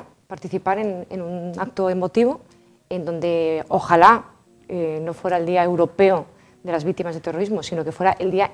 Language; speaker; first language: Spanish; native; Spanish